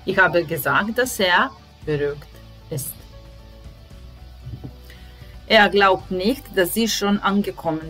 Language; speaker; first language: German; non-native, fluent; Serbian